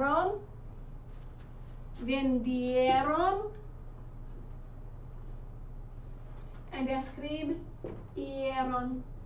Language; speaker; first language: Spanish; non-native, fluent; English